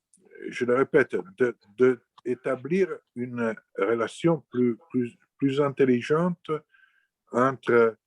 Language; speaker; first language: French; non-native, fluent; Italian